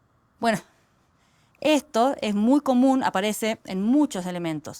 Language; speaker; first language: Spanish; native; Spanish